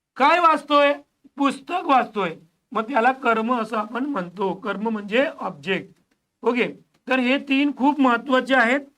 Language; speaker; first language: Marathi; non-native, local second language; Hindi